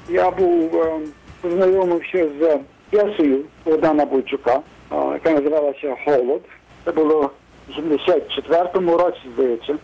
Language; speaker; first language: Ukrainian; early bilingual, heritage; Ukrainian